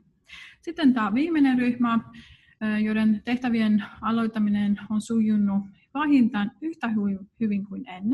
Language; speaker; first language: Finnish; non-native, fluent; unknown